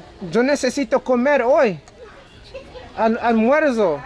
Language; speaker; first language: Spanish; non-native, learner; English